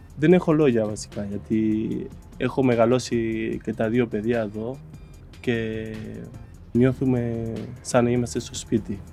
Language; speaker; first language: Greek; non-native, fluent; Spanish